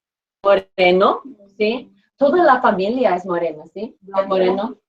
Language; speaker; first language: Spanish; non-native, fluent; English